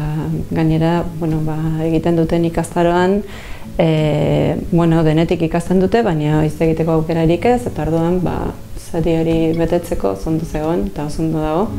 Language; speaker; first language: Basque; non-native, fluent; Spanish